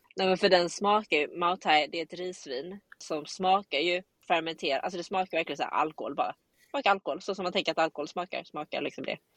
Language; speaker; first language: Swedish; native; Swedish